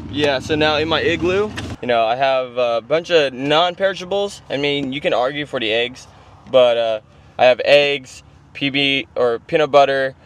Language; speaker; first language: English; native; English